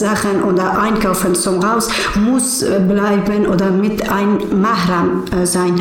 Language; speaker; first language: German; non-native, learner; Persian